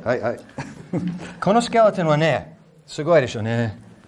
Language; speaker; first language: Japanese; early bilingual, other home language; English